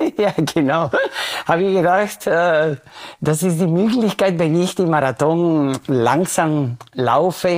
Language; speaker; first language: German; non-native, fluent; Spanish